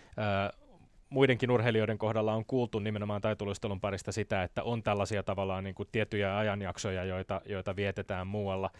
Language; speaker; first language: Finnish; native; Finnish